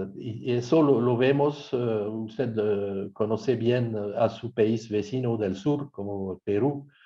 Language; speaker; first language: Spanish; non-native, fluent; French